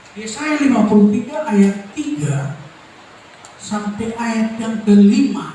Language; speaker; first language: Indonesian; native; Indonesian